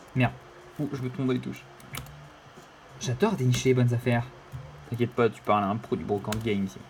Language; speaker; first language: French; native; French